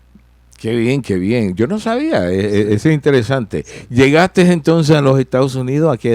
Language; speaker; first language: Spanish; early bilingual, heritage; Spanish